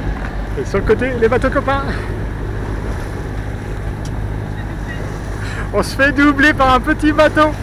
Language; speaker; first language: French; native; French